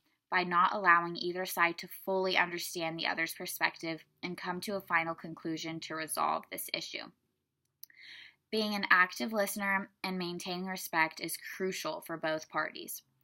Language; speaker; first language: English; native; English